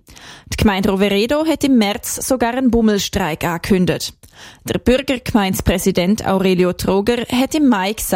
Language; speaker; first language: German; native; German